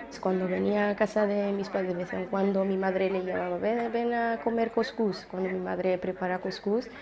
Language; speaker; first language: Spanish; non-native, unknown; Riffian